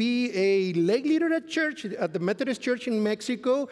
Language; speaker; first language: English; non-native, fluent; Spanish